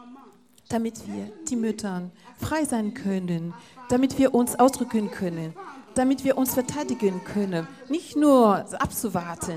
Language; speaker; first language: German; non-native, fluent; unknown